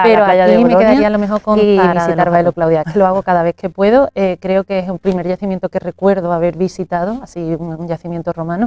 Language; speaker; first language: Spanish; native; Spanish